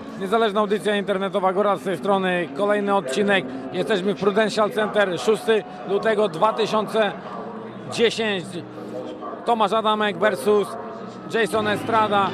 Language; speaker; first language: Polish; native; Polish